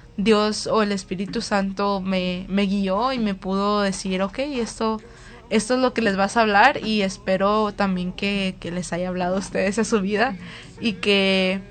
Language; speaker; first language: Spanish; early bilingual, heritage; Spanish